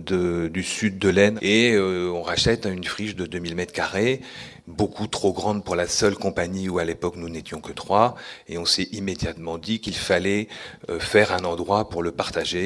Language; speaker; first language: French; native; French